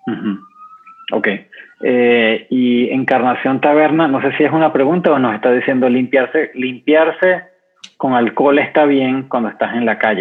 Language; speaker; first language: Spanish; native; Spanish